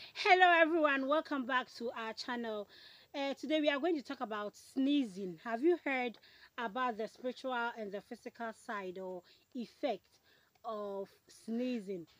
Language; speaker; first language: English; non-native, learner; Akan